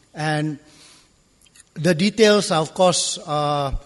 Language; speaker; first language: English; non-native, local second language; Malay